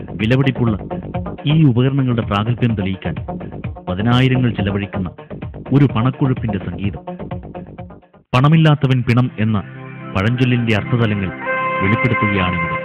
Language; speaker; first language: Malayalam; native; Malayalam